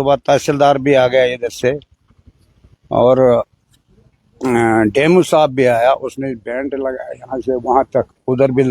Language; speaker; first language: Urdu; non-native, local second language; Kashmiri